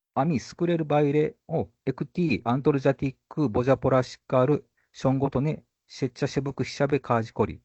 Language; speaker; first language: Bangla; non-native, fluent; Japanese